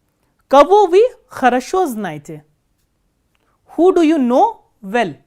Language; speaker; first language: Russian; non-native, fluent; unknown